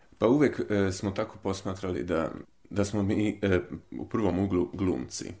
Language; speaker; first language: Serbian; non-native, local second language; Hungarian